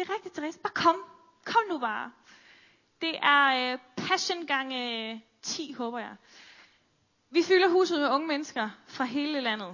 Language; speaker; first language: Danish; native; Danish